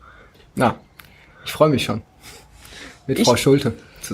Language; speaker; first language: German; native; German